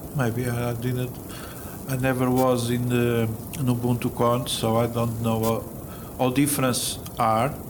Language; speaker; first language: English; non-native, fluent; Portuguese